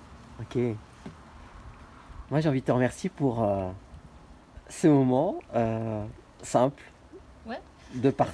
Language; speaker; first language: French; native; French